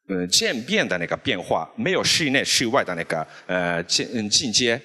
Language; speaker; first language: Chinese; non-native, fluent; Japanese